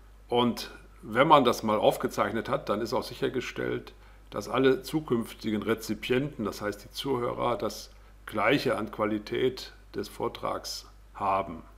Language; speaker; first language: German; native; German